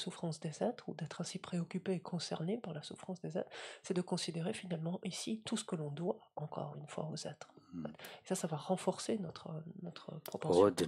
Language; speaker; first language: French; native; French